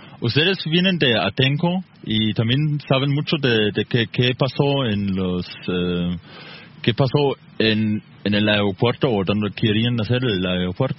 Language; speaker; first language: Spanish; non-native, fluent; German